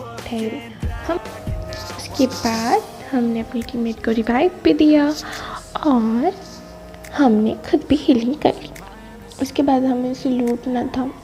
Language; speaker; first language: Hindi; non-native, local second language; Bangla